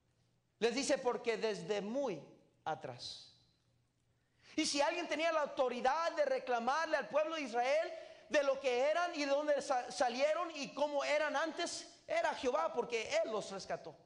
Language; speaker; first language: Spanish; native; Spanish